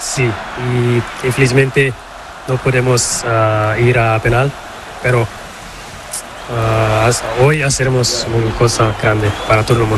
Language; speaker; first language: Spanish; non-native, fluent; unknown